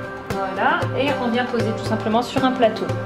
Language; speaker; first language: French; native; French